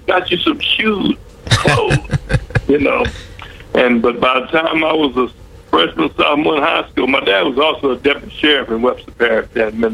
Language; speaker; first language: English; native; English